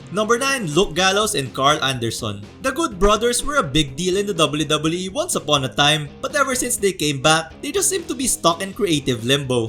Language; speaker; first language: English; native; English